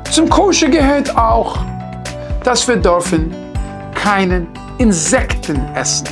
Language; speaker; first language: German; non-native, fluent; English